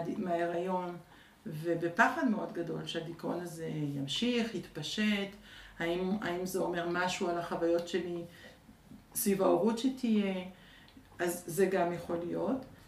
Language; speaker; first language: Hebrew; early bilingual, other home language; French